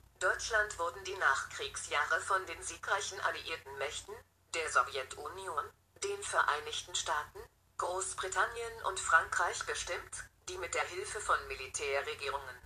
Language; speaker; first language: German; non-native, learner; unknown